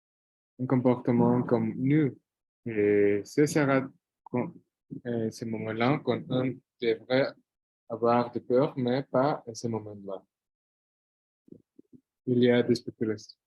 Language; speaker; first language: French; non-native, fluent; Portuguese